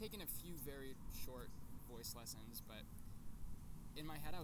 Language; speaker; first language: English; native; English